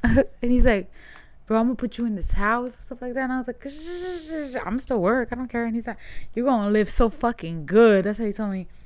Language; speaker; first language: English; early bilingual, other home language; Spanish